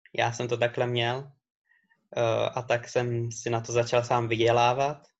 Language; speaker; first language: Czech; native; Czech